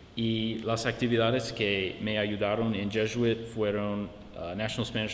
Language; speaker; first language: Spanish; non-native, fluent; English